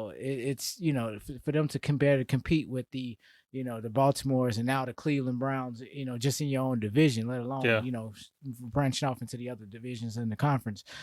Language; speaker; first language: English; native; English